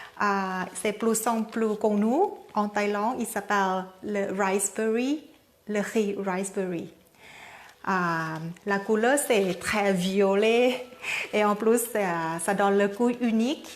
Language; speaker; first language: French; non-native, learner; Thai